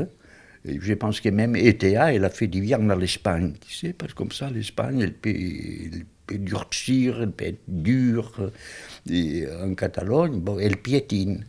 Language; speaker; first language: French; non-native, fluent; Catalan